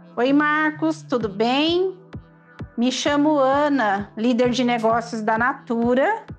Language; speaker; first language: Portuguese; native; Portuguese